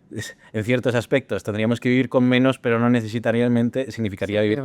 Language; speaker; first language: Spanish; native; Spanish